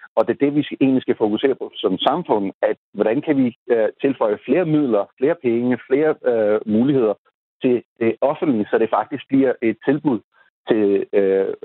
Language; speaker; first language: Danish; non-native, fluent; Urdu